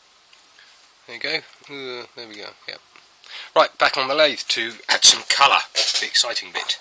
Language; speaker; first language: English; native; English